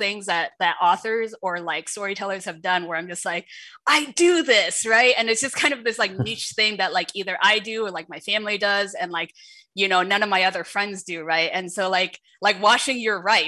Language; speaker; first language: English; early bilingual, other home language; Wu Chinese